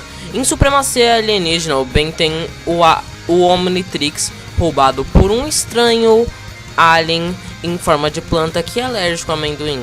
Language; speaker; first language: Portuguese; native; Portuguese